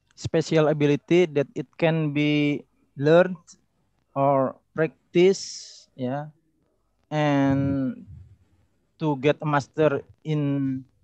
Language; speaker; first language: English; non-native, learner; Indonesian